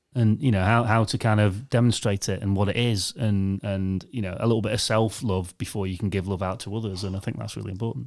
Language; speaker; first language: English; native; English